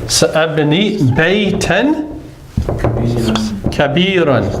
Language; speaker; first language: Arabic; non-native, fluent; English